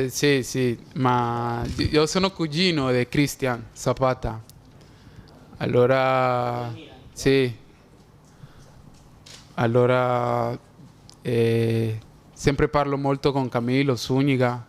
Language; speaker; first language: Italian; non-native, fluent; Spanish